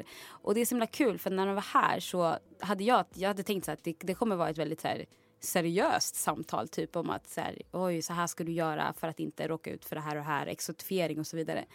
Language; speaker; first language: Swedish; native; Swedish